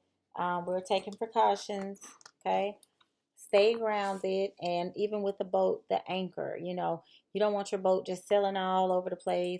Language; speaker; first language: English; native; English